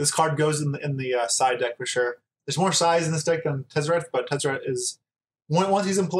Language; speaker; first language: English; native; English